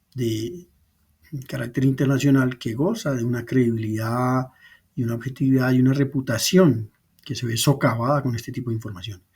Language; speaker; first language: Spanish; native; Spanish